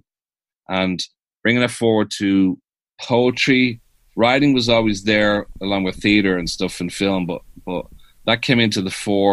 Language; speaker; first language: English; native; English